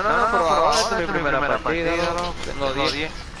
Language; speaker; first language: Spanish; native; Spanish